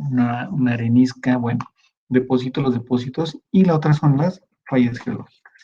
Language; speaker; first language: Spanish; native; Spanish